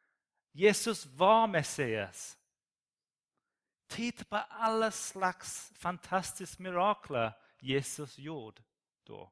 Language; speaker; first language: Swedish; non-native, learner; English